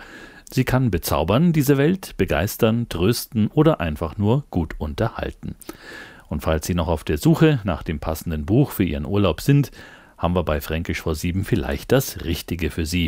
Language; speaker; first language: German; native; German